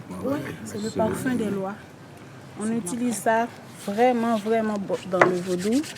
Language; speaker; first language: French; non-native, local second language; Haitian Creole